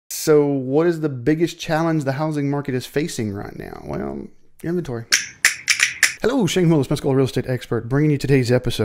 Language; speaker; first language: English; native; English